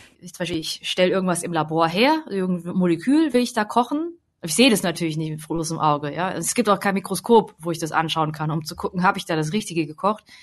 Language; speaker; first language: German; native; German